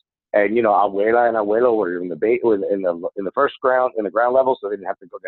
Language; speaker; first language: English; early bilingual, other home language; Spanish